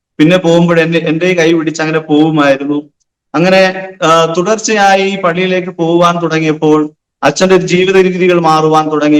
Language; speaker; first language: Malayalam; non-native, local second language; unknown